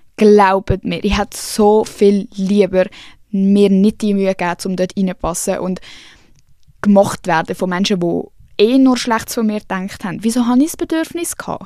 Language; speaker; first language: German; early bilingual, other home language; Swiss German